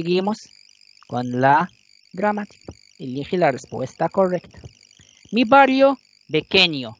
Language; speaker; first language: Spanish; non-native, fluent; Arabic